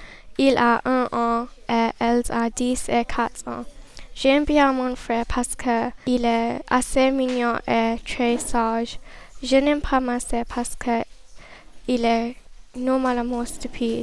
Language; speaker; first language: French; non-native, learner; English